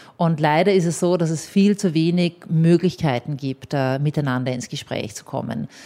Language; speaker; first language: German; native; German